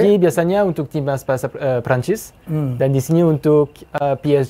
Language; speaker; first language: Indonesian; non-native, fluent; French